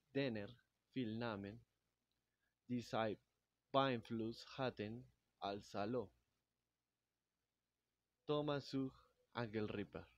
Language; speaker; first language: German; non-native, learner; Spanish